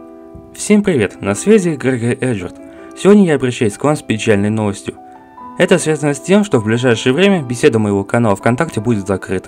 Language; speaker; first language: Russian; native; Russian